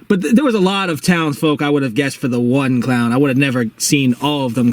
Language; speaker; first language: English; native; English